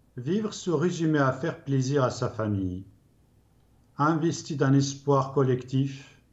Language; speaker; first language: French; non-native, local second language; Arabic